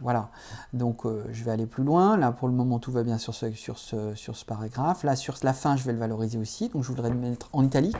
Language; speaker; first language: French; native; French